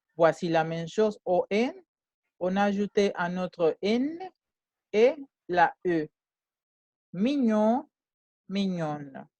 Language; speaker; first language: French; non-native, fluent; Spanish